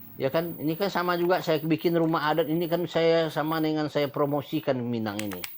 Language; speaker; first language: Indonesian; non-native, local second language; Minangkabau